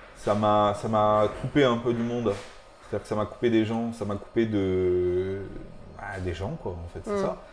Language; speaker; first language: French; native; French